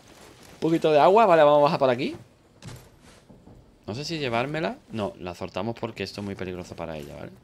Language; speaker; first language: Spanish; native; Spanish